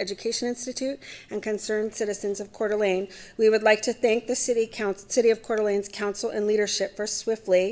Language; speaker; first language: English; native; English